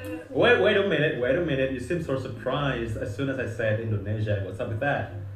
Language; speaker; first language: English; non-native, fluent; Indonesian